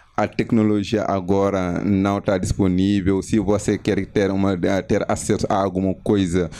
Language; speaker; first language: Portuguese; non-native, fluent; Wolof